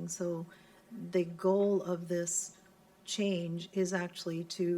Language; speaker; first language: English; non-native, local second language; Cantonese